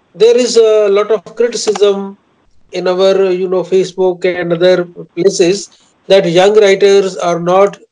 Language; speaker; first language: English; non-native, local second language; Punjabi